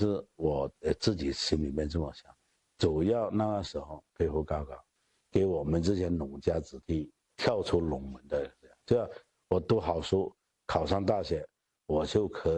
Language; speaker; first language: Chinese; native; Chinese